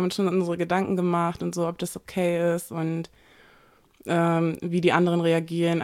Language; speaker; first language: German; native; German